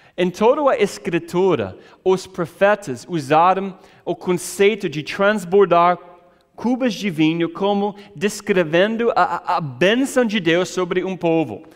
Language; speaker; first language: Portuguese; non-native, fluent; English